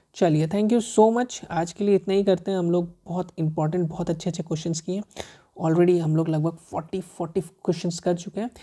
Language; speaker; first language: Hindi; native; Hindi